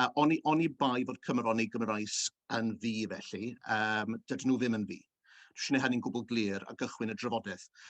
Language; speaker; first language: Welsh; early bilingual, heritage; Welsh